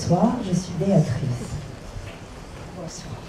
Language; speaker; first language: French; native; French